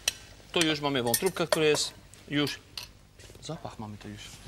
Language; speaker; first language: Polish; non-native, fluent; French